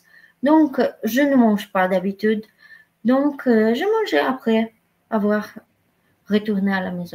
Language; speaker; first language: French; non-native, fluent; Polish